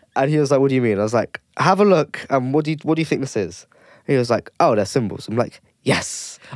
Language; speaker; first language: English; native; English